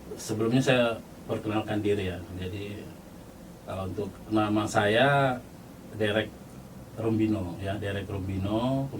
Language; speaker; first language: Indonesian; native; Indonesian